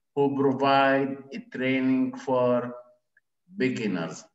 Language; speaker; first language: English; non-native, fluent; Arabic